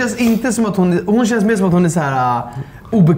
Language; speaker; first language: Swedish; native; Swedish